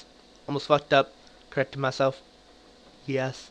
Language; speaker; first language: English; native; English